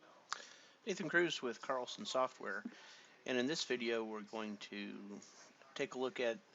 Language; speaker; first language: English; native; English